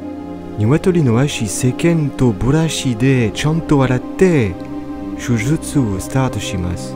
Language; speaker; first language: Japanese; non-native, learner; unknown